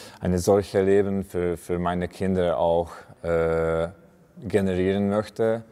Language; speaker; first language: German; non-native, fluent; Hungarian